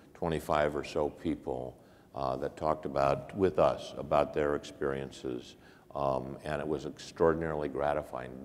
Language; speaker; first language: English; native; English